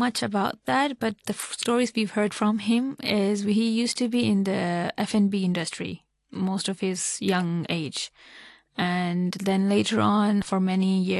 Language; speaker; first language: English; non-native, local second language; Urdu